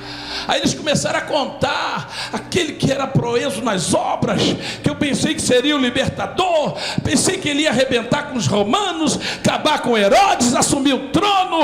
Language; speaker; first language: Portuguese; native; Portuguese